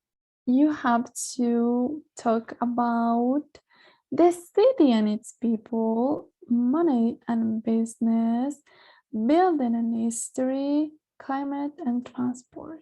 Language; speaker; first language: English; non-native, fluent; Spanish